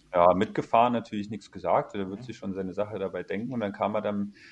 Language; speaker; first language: German; native; German